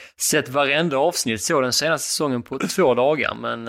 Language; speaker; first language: Swedish; native; Swedish